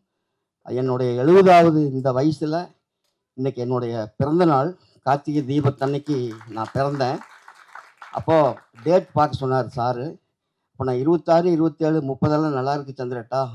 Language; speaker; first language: Tamil; native; Tamil